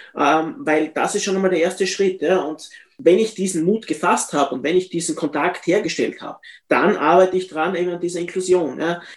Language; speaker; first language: German; native; German